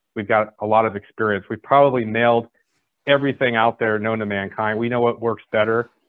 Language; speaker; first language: English; native; English